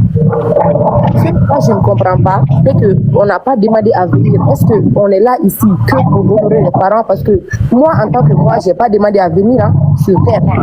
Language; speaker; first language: French; non-native, local second language; Bambara